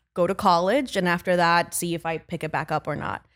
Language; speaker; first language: English; early bilingual, other home language; Spanish